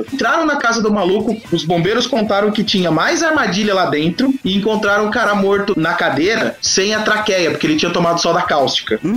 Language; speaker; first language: Portuguese; native; Portuguese